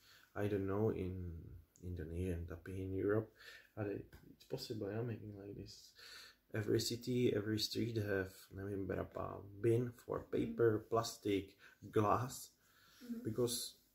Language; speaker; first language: English; non-native, learner; Czech